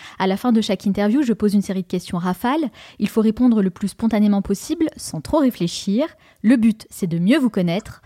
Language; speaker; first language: French; native; French